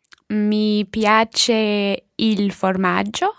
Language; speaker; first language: Italian; non-native, learner; English